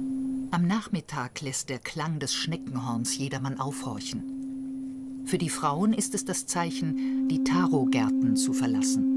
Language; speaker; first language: German; native; German